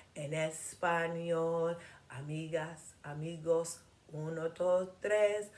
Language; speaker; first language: Spanish; non-native, learner; English